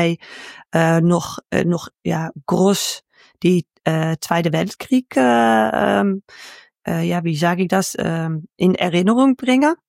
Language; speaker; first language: German; non-native, learner; Dutch